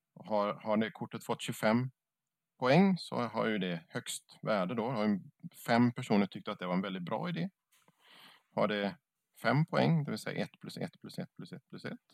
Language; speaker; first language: Swedish; native; Swedish